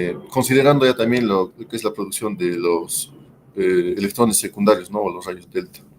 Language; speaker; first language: Spanish; native; Spanish